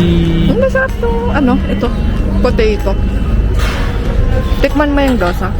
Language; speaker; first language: Filipino; native; Filipino